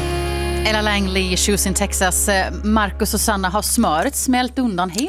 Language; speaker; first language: Swedish; native; Swedish